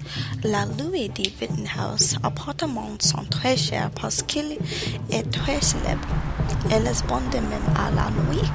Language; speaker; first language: French; non-native, learner; English